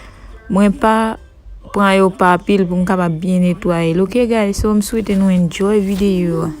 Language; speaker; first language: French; non-native, local second language; Haitian Creole